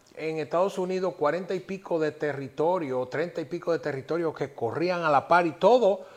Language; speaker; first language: Spanish; native; Spanish